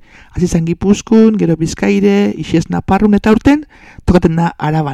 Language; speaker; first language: Basque; native; Basque